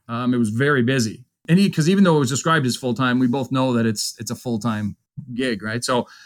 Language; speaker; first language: English; native; English